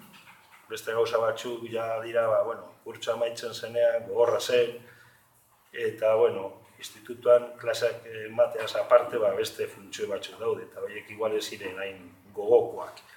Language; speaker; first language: Basque; non-native, local second language; Spanish